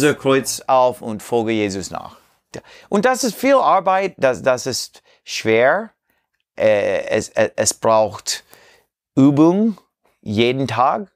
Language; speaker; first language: German; non-native, learner; English